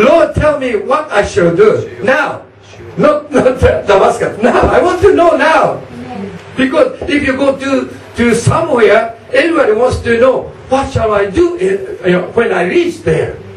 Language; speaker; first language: English; non-native, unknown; Japanese